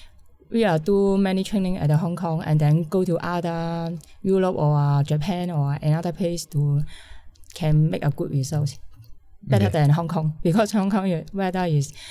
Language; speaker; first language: English; non-native, learner; Cantonese